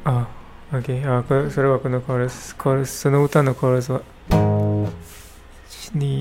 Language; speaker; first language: Japanese; non-native, learner; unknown